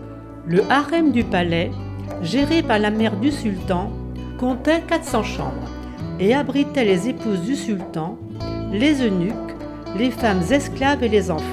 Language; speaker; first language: French; native; French